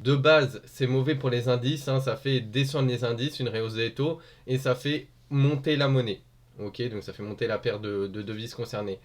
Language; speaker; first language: French; native; French